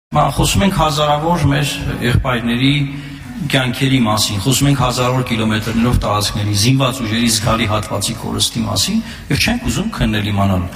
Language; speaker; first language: Armenian; native; Armenian